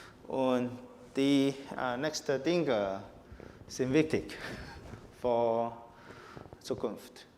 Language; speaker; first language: German; non-native, fluent; Chinese